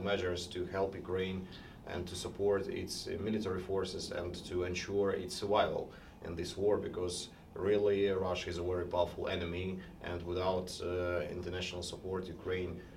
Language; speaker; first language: English; non-native, fluent; Ukrainian